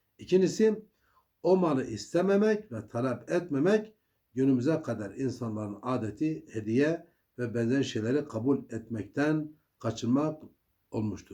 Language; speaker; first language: Turkish; native; Turkish